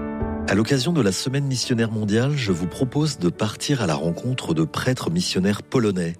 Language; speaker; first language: French; native; French